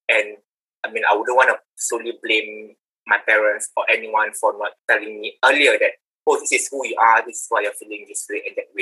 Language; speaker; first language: English; non-native, local second language; Malay